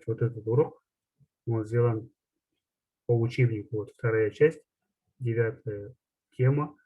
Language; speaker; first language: Russian; non-native, local second language; Kazakh